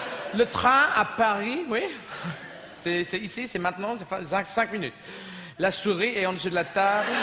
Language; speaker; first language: French; non-native, fluent; English